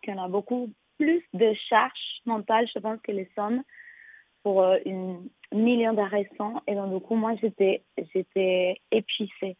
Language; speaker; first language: French; non-native, fluent; Spanish